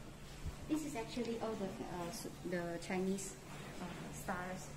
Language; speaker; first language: English; non-native, learner; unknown